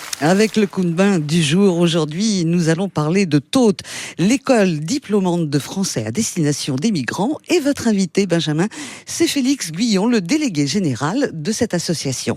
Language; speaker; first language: French; native; French